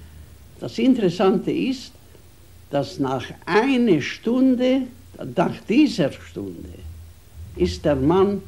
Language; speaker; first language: German; non-native, fluent; Hungarian